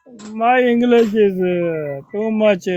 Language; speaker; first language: English; non-native, learner; Hindi